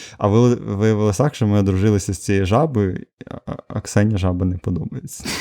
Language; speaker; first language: Ukrainian; native; Ukrainian